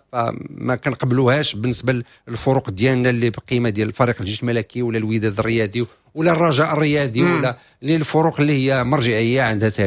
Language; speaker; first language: Arabic; native; Arabic